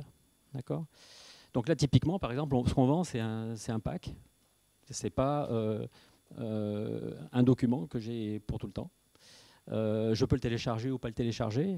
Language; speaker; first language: French; native; French